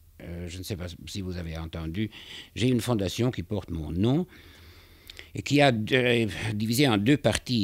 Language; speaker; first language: French; non-native, fluent; German